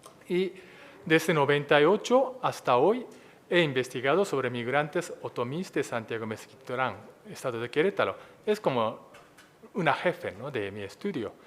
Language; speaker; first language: Spanish; non-native, fluent; Japanese